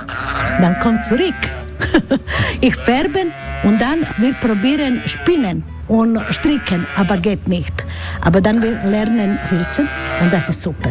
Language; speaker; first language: German; non-native, learner; Croatian